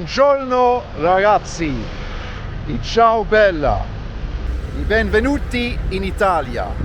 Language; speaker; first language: Italian; non-native, learner; English